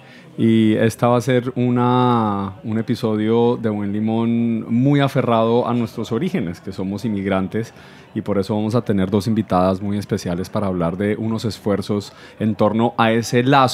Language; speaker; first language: Spanish; native; Spanish